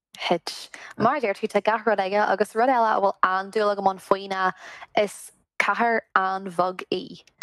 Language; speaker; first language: Irish; non-native, local second language; English